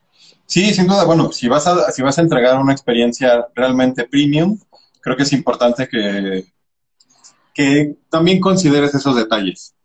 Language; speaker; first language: Spanish; native; Spanish